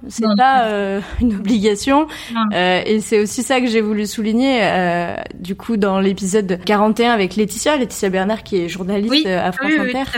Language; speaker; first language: French; native; French